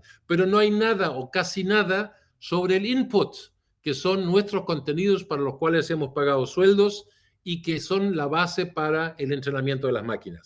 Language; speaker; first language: Spanish; non-native, fluent; German